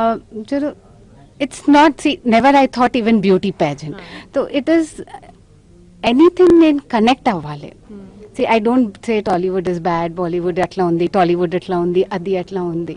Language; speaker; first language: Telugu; non-native, local second language; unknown